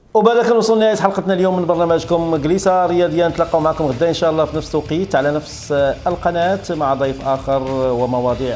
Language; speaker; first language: Arabic; native; Arabic